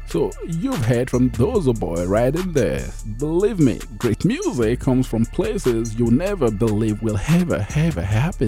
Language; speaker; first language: English; non-native, local second language; Igbo